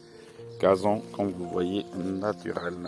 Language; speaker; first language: French; non-native, fluent; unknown